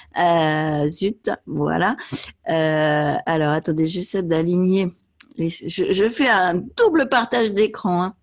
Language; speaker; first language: French; native; French